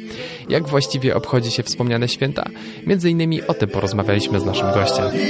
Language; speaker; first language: Polish; native; Polish